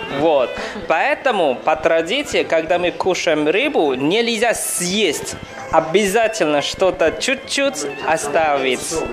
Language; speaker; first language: Russian; non-native, learner; Chinese